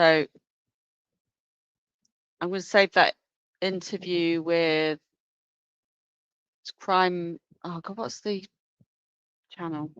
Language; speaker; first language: English; native; English